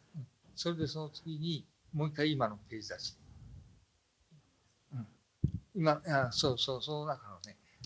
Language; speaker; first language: Japanese; native; Japanese